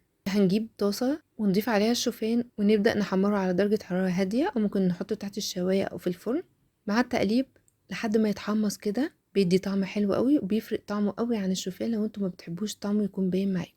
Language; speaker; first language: Arabic; native; Arabic